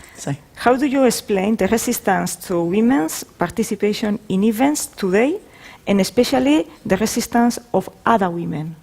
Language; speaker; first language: English; non-native, learner; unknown